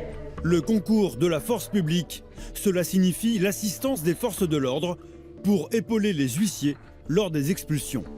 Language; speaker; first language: French; native; French